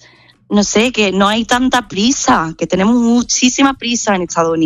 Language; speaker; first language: Spanish; non-native, fluent; English